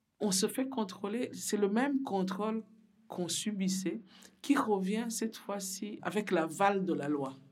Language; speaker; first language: French; non-native, local second language; Rundi